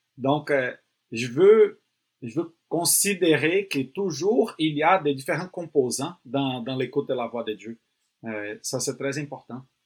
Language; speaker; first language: French; non-native, fluent; Portuguese